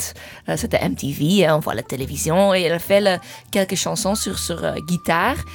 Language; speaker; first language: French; non-native, fluent; English